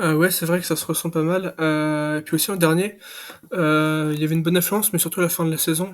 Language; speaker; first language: French; native; French